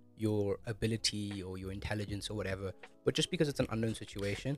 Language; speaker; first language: English; early bilingual, other home language; Amharic